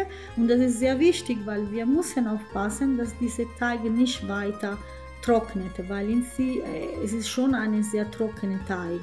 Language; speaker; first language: German; non-native, fluent; Italian